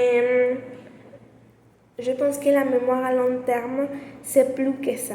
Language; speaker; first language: French; non-native, learner; Spanish